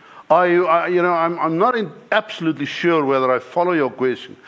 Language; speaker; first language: English; non-native, local second language; Afrikaans